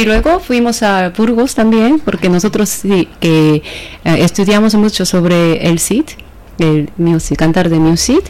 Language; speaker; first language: Spanish; non-native, fluent; Korean